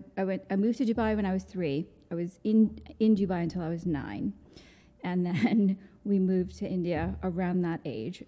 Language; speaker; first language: English; non-native, local second language; Gujarati